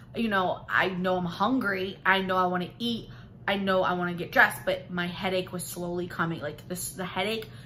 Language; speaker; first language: English; native; English